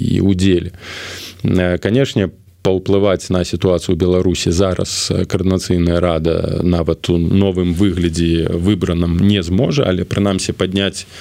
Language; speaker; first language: Belarusian; non-native, local second language; Russian